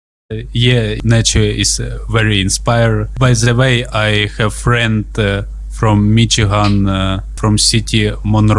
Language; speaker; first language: English; non-native, learner; Russian